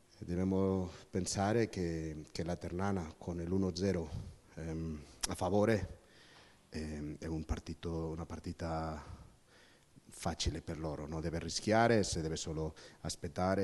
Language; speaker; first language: Italian; non-native, fluent; Spanish